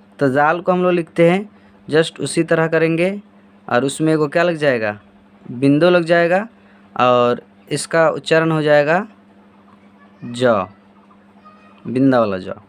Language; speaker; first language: Hindi; native; Hindi